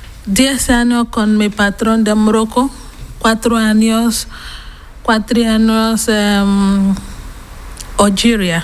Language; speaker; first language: Spanish; non-native, learner; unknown